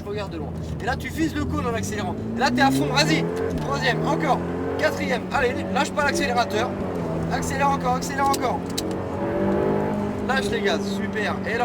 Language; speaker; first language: French; native; French